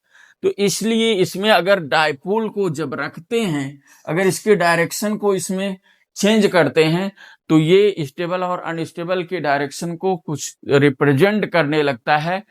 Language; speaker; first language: Hindi; native; Hindi